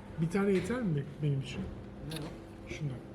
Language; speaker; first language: Turkish; non-native, learner; English